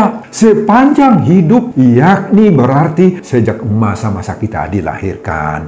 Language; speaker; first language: Indonesian; non-native, local second language; Batak Toba